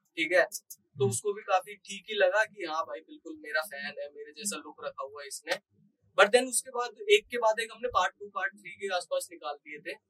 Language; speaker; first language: Hindi; native; Hindi